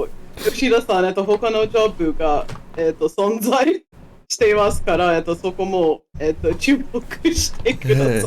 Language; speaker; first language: Japanese; non-native, fluent; English